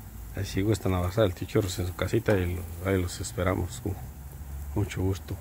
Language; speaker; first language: Spanish; native; Spanish